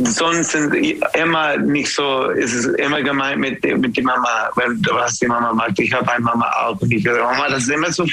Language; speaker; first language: German; non-native, learner; English